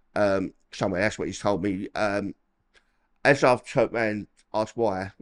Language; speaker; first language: English; native; English